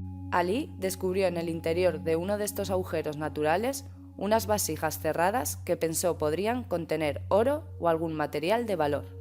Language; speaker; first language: Spanish; native; Spanish